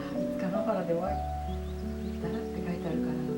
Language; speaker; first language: Japanese; native; Japanese